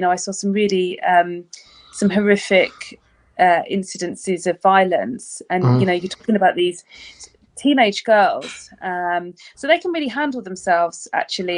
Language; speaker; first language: English; native; English